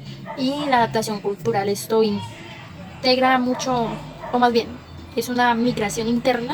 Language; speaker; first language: Spanish; native; Spanish